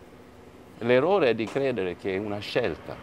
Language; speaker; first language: Italian; non-native, fluent; Swedish